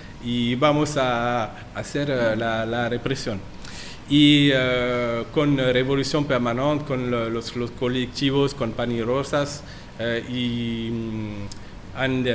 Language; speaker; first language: Spanish; non-native, learner; French